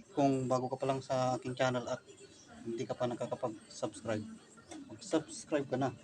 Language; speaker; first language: Filipino; native; Filipino